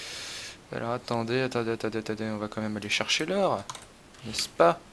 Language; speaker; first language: French; native; French